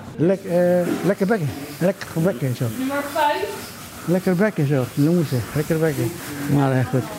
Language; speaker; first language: Dutch; non-native, learner; Indonesian